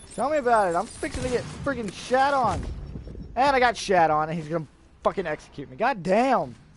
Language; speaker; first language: English; native; English